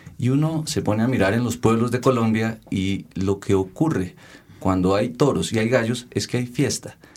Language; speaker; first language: Spanish; native; Spanish